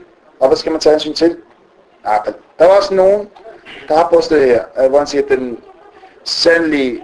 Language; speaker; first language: Danish; early bilingual, other home language; Arabic